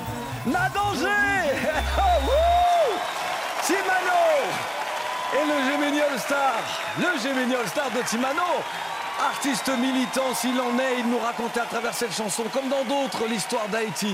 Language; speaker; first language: French; native; French